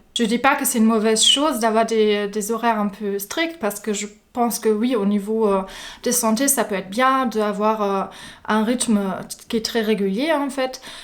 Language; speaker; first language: French; non-native, fluent; German